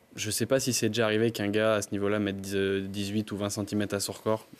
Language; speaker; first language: French; native; French